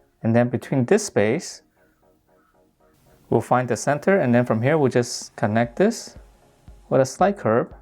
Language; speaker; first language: English; native; English